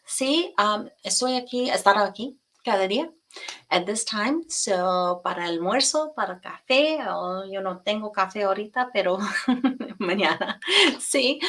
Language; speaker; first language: Spanish; non-native, fluent; English